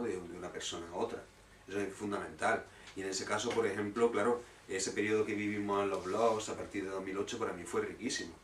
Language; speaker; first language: Spanish; native; Spanish